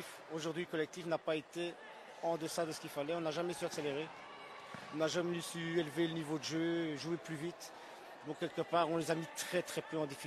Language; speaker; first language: French; native; French